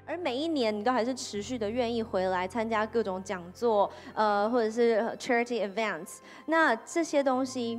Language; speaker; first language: Chinese; native; Chinese